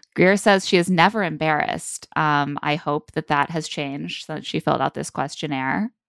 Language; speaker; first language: English; native; English